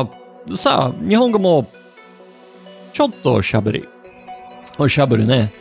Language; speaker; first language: Japanese; non-native, learner; English